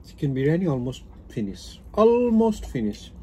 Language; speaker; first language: English; non-native, local second language; Hindi